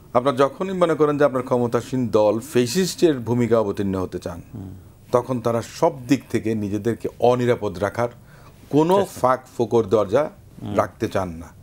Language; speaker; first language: Bangla; native; Bangla